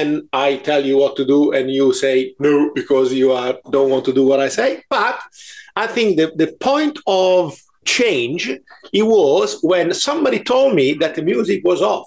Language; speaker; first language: English; non-native, fluent; Italian